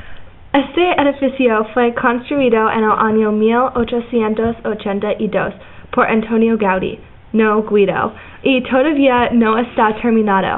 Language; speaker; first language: Spanish; non-native, learner; English